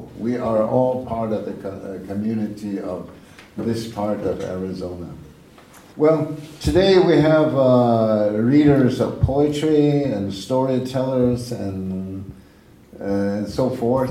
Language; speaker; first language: English; early bilingual, other home language; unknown